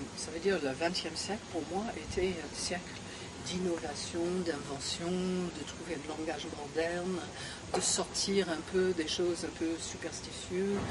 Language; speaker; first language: French; non-native, fluent; English